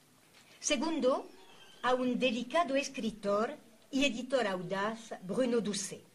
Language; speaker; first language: Spanish; native; Spanish